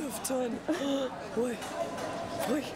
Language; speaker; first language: French; non-native, learner; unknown